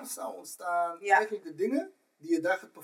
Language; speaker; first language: Dutch; native; Dutch